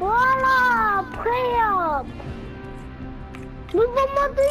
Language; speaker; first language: Turkish; early bilingual, heritage; Turkish